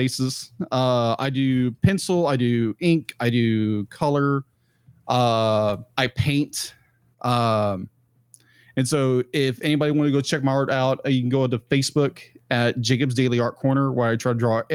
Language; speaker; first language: English; native; English